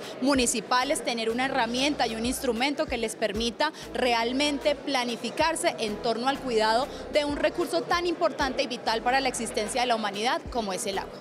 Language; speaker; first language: Spanish; native; Spanish